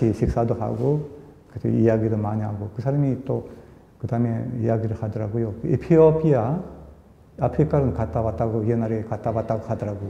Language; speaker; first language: Korean; early bilingual, heritage; Korean